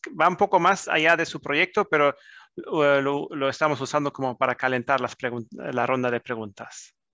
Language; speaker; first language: Spanish; non-native, fluent; German